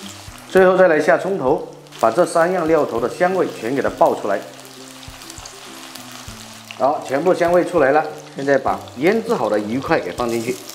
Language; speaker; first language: Chinese; non-native, local second language; Hakka Chinese